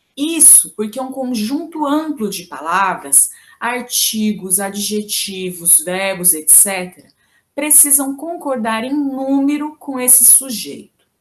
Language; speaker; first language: Portuguese; native; Portuguese